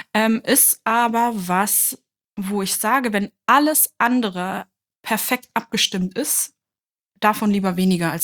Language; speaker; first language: German; native; German